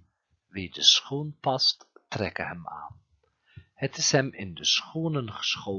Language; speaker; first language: Dutch; non-native, fluent; Turkish